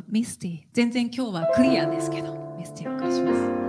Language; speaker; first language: Japanese; native; Japanese